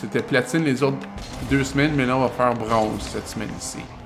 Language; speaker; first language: French; native; French